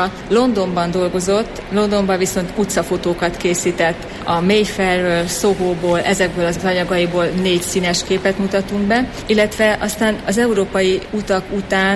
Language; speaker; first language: Hungarian; native; Hungarian